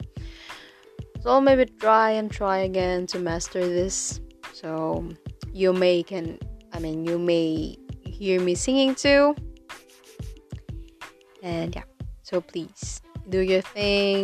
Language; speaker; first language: English; non-native, local second language; Filipino